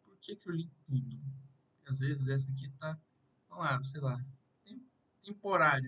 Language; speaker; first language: Portuguese; native; Portuguese